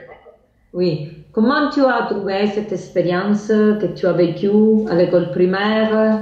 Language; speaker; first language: French; non-native, fluent; Italian